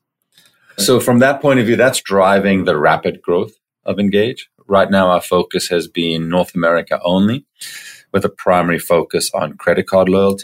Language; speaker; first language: English; native; English